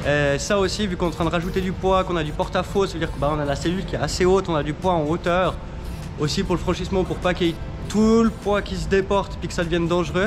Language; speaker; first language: French; native; French